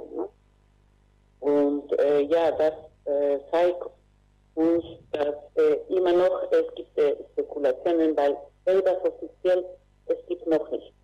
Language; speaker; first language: German; non-native, learner; Spanish